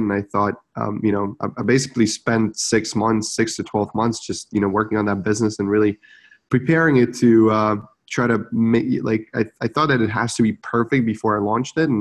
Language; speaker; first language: English; non-native, fluent; Czech